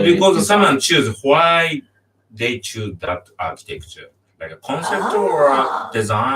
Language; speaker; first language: English; non-native, learner; Japanese